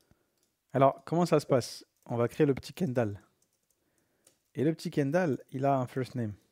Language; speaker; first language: French; native; French